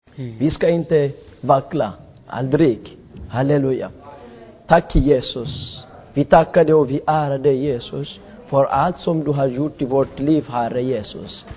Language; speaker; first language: Swedish; non-native, fluent; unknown